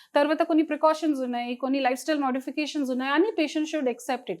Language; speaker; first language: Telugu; non-native, fluent; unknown